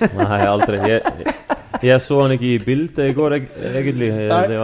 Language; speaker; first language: Norwegian; non-native, fluent; Icelandic